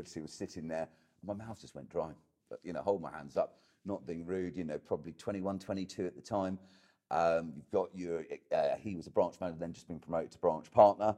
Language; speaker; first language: English; native; English